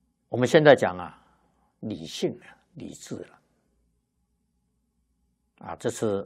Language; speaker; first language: Chinese; native; Chinese